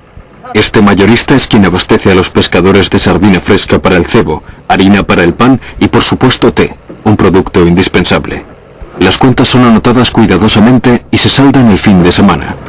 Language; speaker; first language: Spanish; native; Spanish